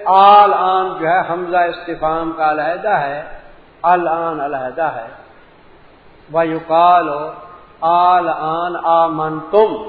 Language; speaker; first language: Urdu; non-native, local second language; Punjabi